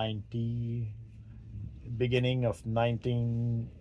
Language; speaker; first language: English; non-native, learner; French